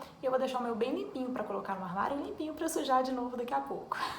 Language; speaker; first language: Portuguese; native; Portuguese